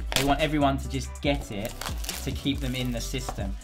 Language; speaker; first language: English; native; English